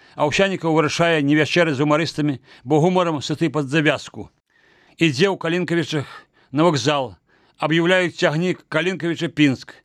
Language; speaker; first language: Belarusian; native; Belarusian